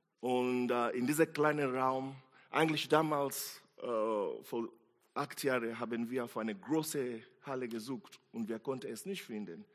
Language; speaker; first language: German; non-native, fluent; Swahili